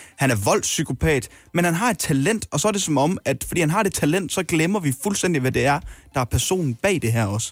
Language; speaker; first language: Danish; native; Danish